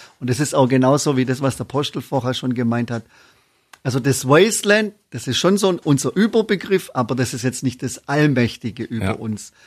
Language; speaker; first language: German; native; German